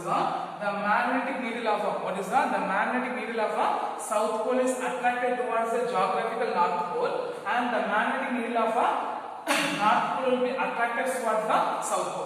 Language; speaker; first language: English; non-native, local second language; Tamil